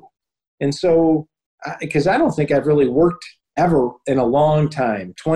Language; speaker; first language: English; native; English